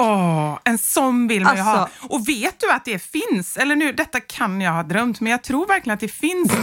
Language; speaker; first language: Swedish; native; Swedish